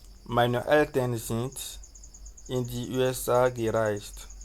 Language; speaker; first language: German; non-native, fluent; French